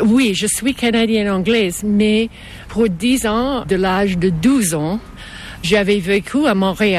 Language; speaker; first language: French; non-native, fluent; English